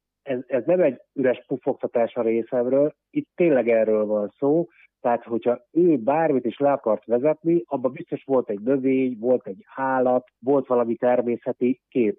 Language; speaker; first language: Hungarian; native; Hungarian